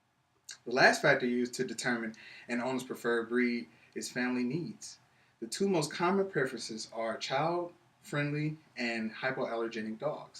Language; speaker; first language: English; native; English